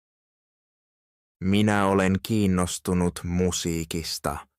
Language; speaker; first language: Finnish; non-native, fluent; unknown